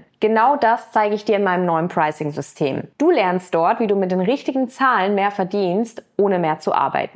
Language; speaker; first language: German; native; German